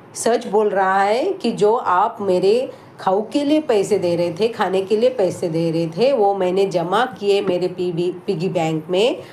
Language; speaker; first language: Hindi; non-native, local second language; Marathi